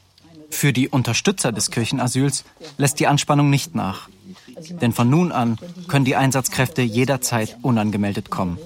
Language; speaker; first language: German; native; German